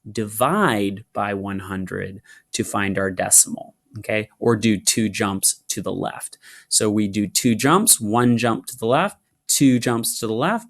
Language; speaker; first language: English; native; English